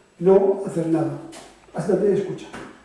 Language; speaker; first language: Spanish; non-native, fluent; French